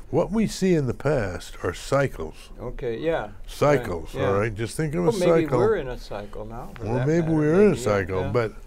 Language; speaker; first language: English; native; English